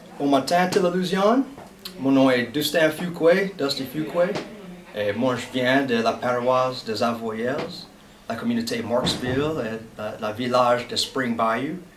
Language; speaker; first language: French; non-native, local second language; English